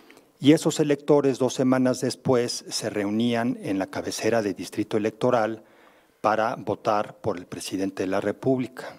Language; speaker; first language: Spanish; native; Spanish